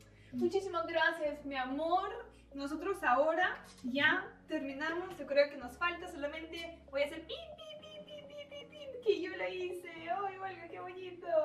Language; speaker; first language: Spanish; non-native, learner; Russian